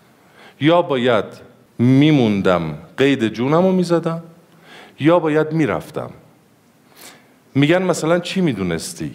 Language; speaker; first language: Persian; native; Persian